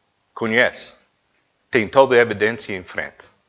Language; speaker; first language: Portuguese; non-native, learner; English